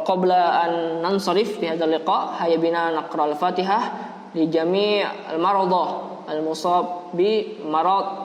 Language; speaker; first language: Arabic; non-native, fluent; Indonesian